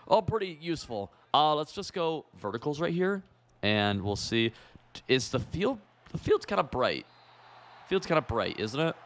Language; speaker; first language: English; native; English